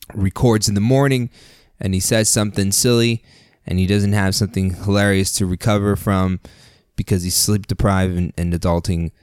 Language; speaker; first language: English; early bilingual, other home language; Spanish